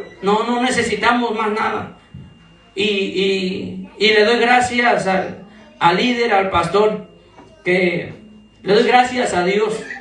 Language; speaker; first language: Spanish; native; Spanish